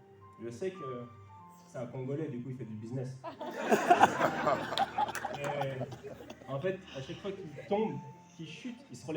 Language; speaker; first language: French; native; French